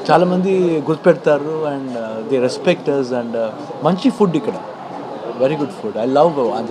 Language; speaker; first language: Telugu; non-native, learner; Kannada